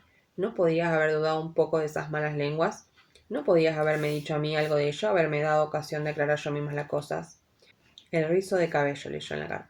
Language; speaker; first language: Spanish; native; Spanish